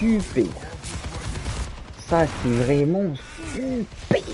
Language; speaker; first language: French; native; French